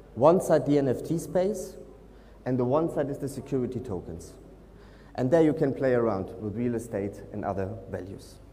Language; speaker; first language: English; non-native, fluent; German